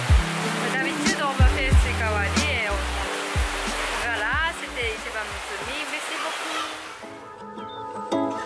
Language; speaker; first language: French; non-native, learner; Japanese